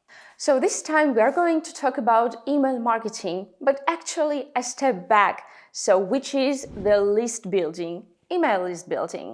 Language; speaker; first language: English; non-native, fluent; Russian